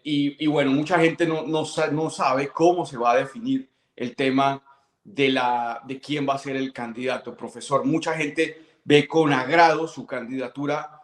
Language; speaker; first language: Spanish; native; Spanish